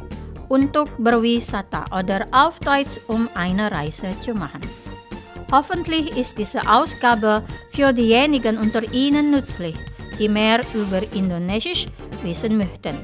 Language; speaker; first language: German; non-native, fluent; Indonesian